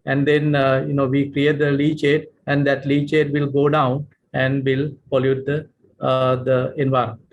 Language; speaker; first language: English; non-native, local second language; Sinhala